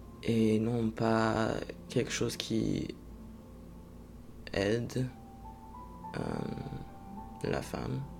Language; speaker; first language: French; non-native, fluent; English